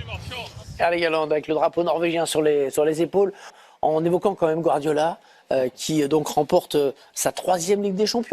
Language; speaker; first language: French; native; French